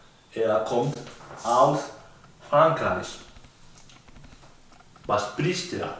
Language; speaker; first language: German; non-native, fluent; Spanish